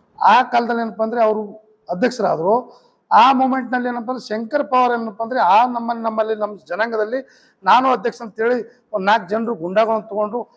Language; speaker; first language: Kannada; non-native, local second language; Lambadi